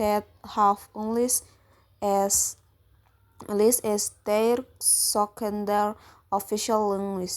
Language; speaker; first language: English; non-native, learner; Indonesian